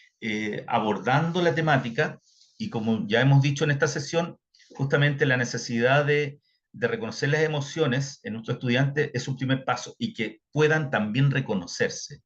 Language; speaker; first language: Spanish; native; Spanish